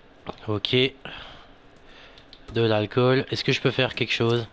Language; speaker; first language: French; native; French